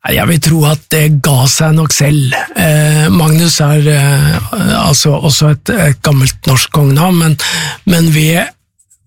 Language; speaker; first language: Norwegian; native; Norwegian